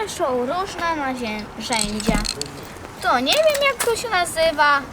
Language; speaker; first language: Polish; early bilingual, other home language; Russian